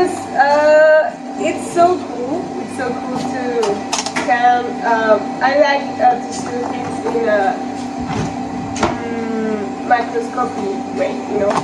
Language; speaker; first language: English; non-native, learner; Spanish